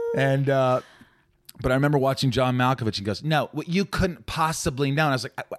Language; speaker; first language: English; native; English